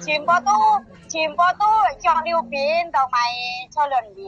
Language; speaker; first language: Chinese; non-native, learner; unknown